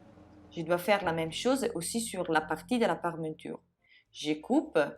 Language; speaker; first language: French; non-native, fluent; Italian